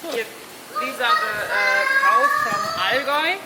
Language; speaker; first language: English; non-native, learner; German